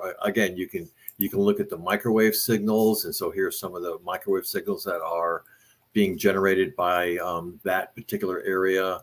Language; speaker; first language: English; native; English